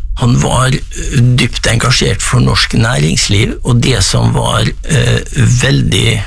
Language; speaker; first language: Norwegian; native; Norwegian